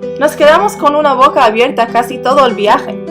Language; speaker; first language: Spanish; non-native, learner; English